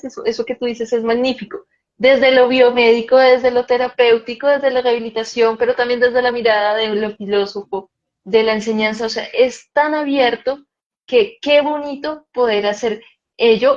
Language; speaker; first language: Spanish; native; Spanish